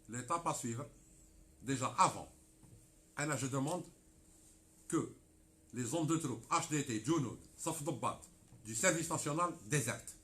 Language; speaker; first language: French; non-native, local second language; Arabic